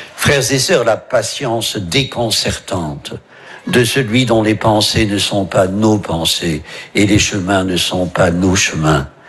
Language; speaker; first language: French; native; French